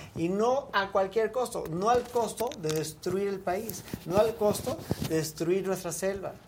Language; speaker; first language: Spanish; native; Spanish